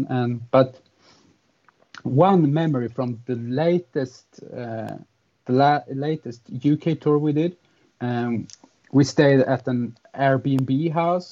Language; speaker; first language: English; non-native, fluent; Swedish